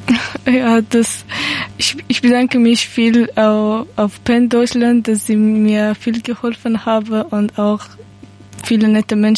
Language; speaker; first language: German; non-native, learner; Persian